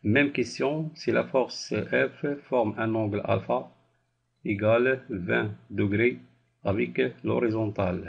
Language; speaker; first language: French; non-native, local second language; Arabic